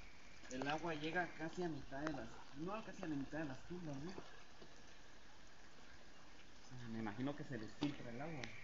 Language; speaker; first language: Spanish; native; Spanish